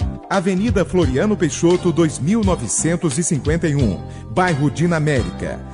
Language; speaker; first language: Portuguese; native; Portuguese